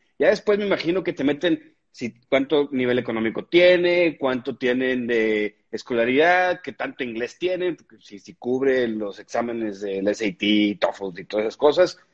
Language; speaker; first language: Spanish; native; Spanish